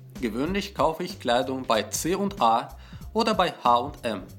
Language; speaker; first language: German; non-native, fluent; Russian